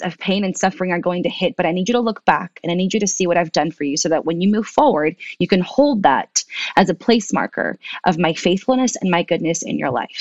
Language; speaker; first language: English; early bilingual, other home language; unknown